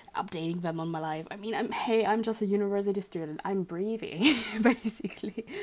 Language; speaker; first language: English; early bilingual, other home language; German